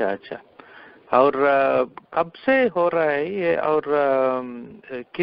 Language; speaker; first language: Hindi; non-native, local second language; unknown